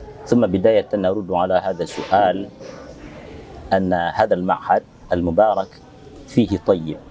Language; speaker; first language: Arabic; non-native, fluent; Indonesian